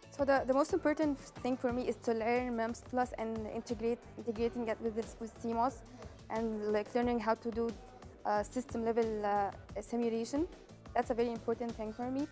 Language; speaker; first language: English; non-native, fluent; Arabic